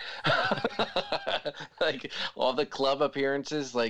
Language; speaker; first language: English; native; English